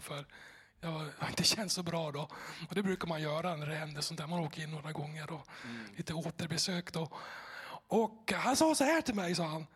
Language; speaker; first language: Swedish; native; Swedish